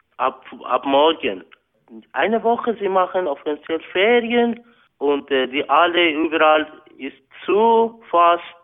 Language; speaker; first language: German; non-native, learner; Persian